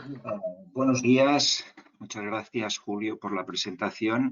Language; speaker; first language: Spanish; native; Spanish